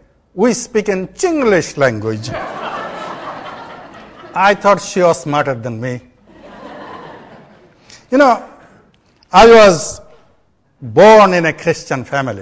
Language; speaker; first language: English; non-native, local second language; Bangla